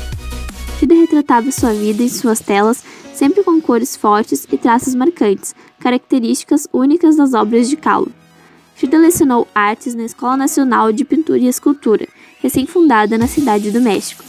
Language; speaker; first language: Portuguese; native; Portuguese